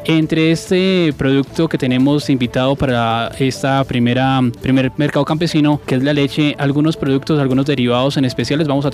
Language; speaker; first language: Spanish; native; Spanish